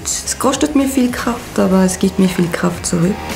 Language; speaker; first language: German; non-native, local second language; French